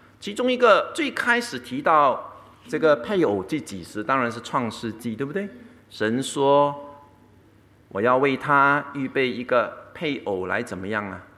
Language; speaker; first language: Chinese; native; Chinese